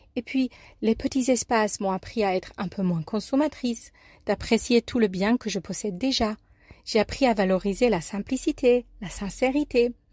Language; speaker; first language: French; non-native, fluent; English